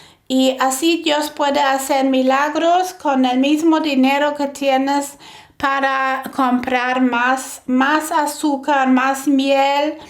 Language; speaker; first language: Spanish; non-native, fluent; German